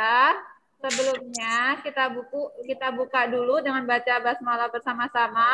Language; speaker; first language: Indonesian; native; Indonesian